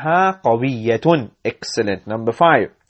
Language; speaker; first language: Arabic; non-native, fluent; English